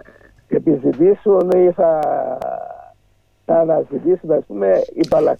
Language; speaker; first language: Greek; native; Greek